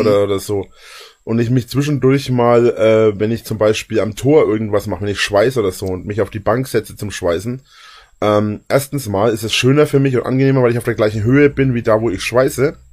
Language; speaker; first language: German; native; German